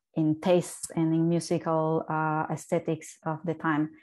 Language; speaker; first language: English; non-native, fluent; Spanish